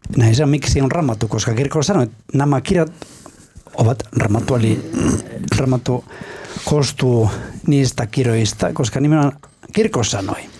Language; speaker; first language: Finnish; non-native, fluent; Spanish